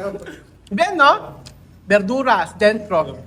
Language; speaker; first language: Spanish; non-native, learner; Filipino